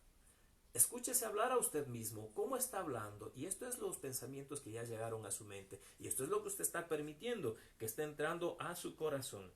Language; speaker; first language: Spanish; native; Spanish